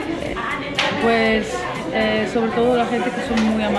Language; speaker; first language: Spanish; non-native, fluent; Dutch